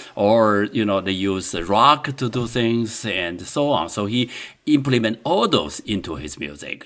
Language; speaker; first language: English; non-native, fluent; Chinese